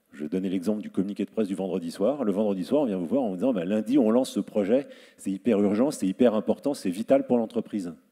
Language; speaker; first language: French; native; French